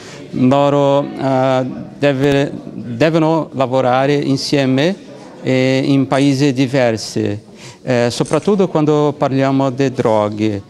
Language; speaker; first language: Italian; non-native, fluent; Portuguese